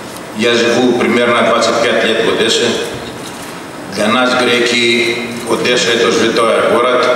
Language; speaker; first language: Russian; non-native, learner; Greek